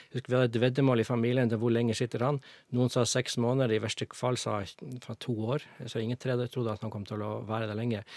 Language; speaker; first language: Norwegian; native; Norwegian